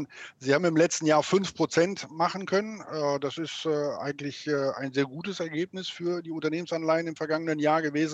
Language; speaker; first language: German; native; German